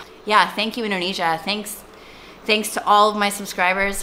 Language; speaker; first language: English; native; English